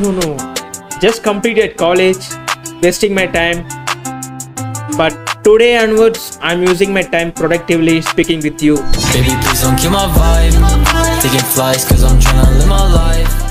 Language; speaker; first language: English; non-native, learner; Tamil